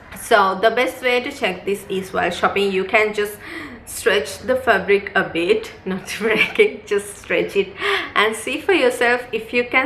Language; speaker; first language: English; non-native, local second language; Sinhala